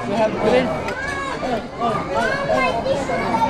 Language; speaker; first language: English; non-native, learner; Arabic